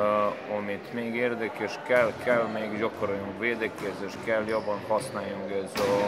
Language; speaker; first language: Hungarian; non-native, fluent; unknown